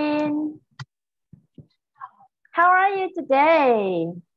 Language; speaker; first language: English; non-native, fluent; Vietnamese